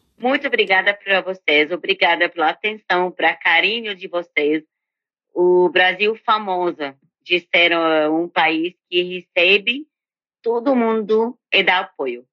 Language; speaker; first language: Portuguese; non-native, fluent; Arabic